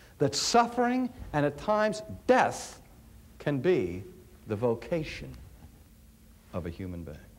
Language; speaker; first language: English; native; English